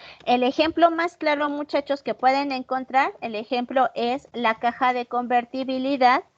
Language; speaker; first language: Spanish; native; Spanish